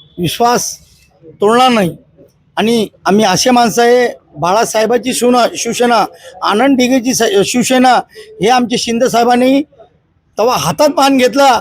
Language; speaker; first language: Marathi; non-native, local second language; Urdu